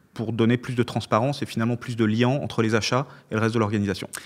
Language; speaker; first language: French; native; French